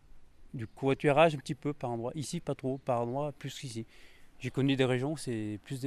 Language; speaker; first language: French; native; French